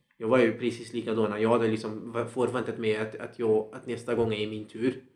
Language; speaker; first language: Swedish; non-native, fluent; Central Kurdish